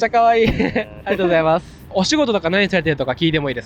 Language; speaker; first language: Japanese; native; Japanese